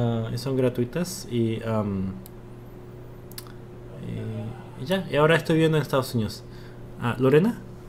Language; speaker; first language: Spanish; non-native, fluent; Korean